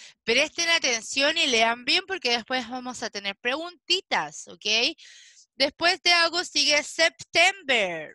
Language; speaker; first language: Spanish; native; Spanish